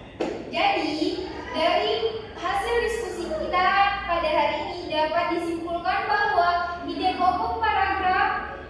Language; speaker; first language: Indonesian; native; Indonesian